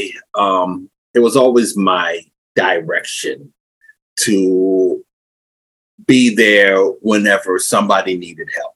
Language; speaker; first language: English; native; English